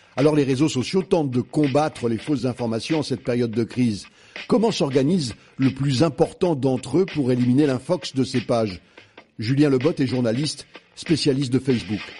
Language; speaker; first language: French; native; French